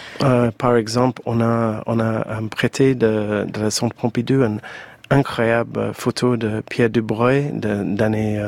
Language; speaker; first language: French; non-native, fluent; English